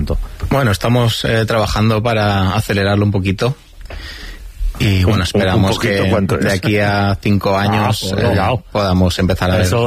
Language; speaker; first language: Spanish; native; Spanish